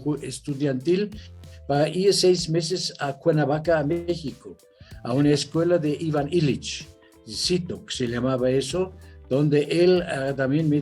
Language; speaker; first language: Spanish; non-native, fluent; German